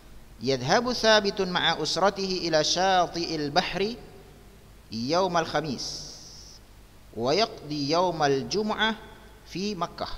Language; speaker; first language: Arabic; non-native, fluent; Indonesian